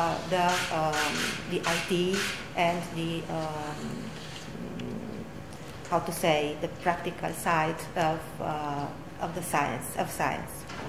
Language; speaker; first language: English; non-native, fluent; Romanian